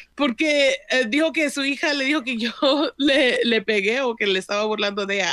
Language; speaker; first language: Spanish; early bilingual, heritage; Spanish